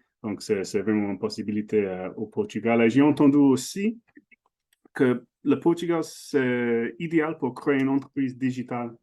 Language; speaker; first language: French; non-native, fluent; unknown